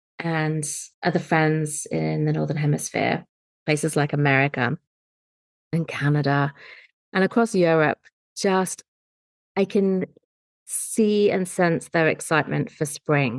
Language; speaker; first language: English; native; English